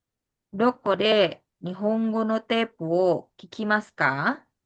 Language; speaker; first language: Japanese; non-native, fluent; Indonesian